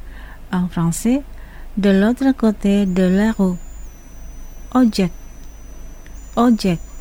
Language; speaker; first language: French; non-native, fluent; Indonesian